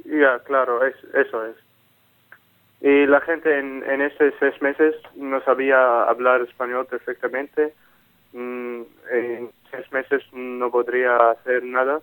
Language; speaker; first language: Spanish; non-native, learner; Arabic